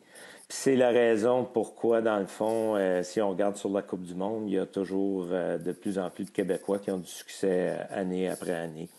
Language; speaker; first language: French; native; French